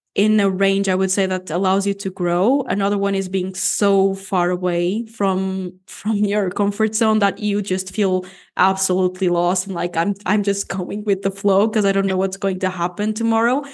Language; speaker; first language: English; non-native, fluent; Portuguese